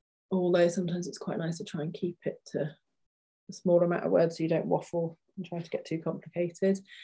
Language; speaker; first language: English; native; English